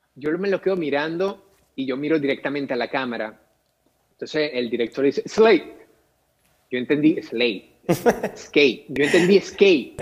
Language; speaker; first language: Spanish; native; Spanish